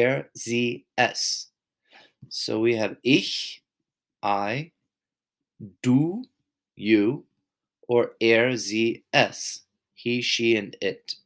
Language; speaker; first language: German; non-native, fluent; English